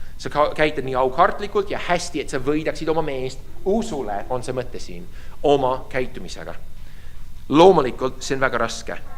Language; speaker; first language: Estonian; early bilingual, heritage; Estonian